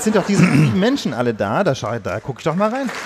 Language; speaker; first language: German; native; German